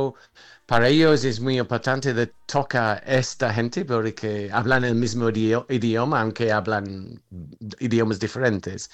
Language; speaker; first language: Spanish; non-native, fluent; English